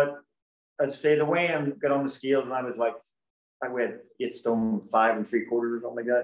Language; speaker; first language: English; native; English